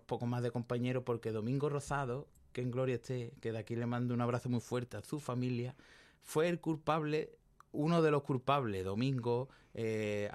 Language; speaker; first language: Spanish; native; Spanish